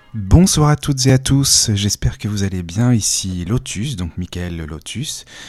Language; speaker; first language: French; native; French